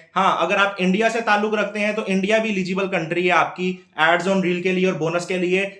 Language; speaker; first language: Urdu; non-native, local second language; Punjabi